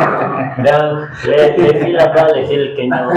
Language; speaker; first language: French; non-native, learner; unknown